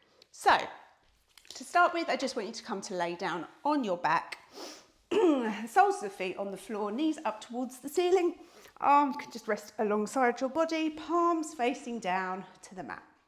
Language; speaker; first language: English; native; English